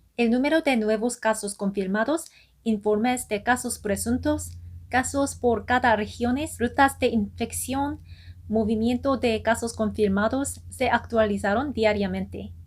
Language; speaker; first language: Spanish; non-native, fluent; Korean